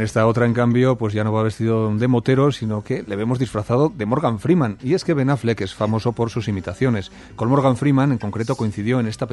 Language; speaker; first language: Spanish; native; Spanish